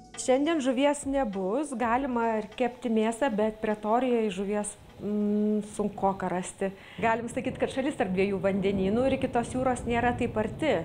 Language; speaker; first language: Lithuanian; native; Lithuanian